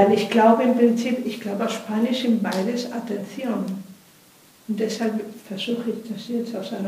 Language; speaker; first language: German; non-native, fluent; Spanish